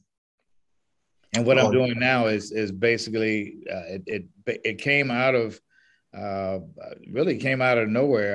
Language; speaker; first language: English; native; English